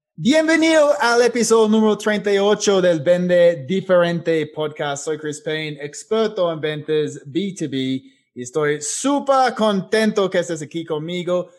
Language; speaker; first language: Spanish; non-native, fluent; English